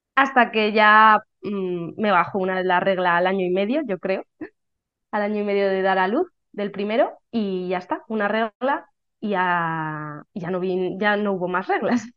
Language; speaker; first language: Spanish; native; Spanish